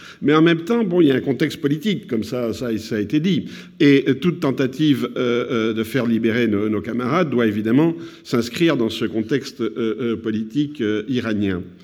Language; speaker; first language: French; native; French